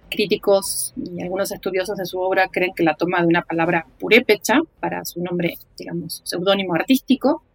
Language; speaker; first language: Spanish; native; Spanish